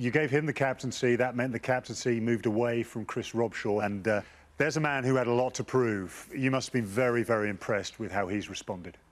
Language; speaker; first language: English; native; English